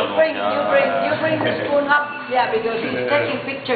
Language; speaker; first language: English; non-native, learner; Vietnamese